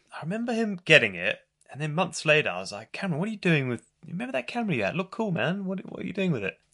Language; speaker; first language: English; native; English